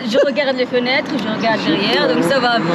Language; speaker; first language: French; non-native, learner; Arabic